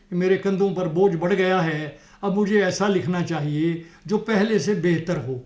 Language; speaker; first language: Hindi; non-native, local second language; Punjabi